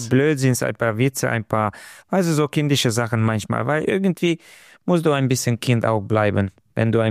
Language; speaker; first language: German; non-native, fluent; Romanian